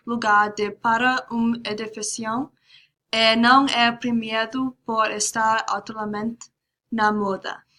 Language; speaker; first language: Portuguese; non-native, learner; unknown